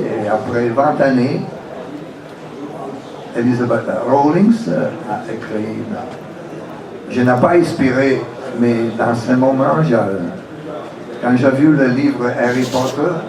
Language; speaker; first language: French; non-native, fluent; Italian